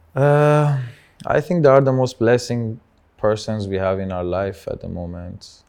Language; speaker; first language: English; non-native, fluent; Persian